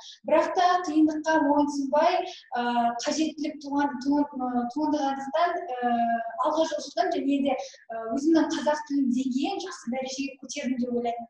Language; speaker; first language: Kazakh; non-native, local second language; Russian